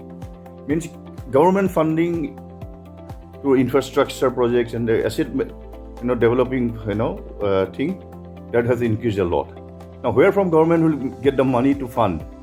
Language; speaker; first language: English; non-native, local second language; Assamese